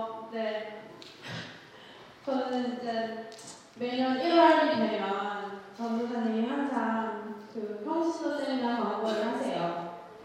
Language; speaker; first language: Korean; early bilingual, heritage; Korean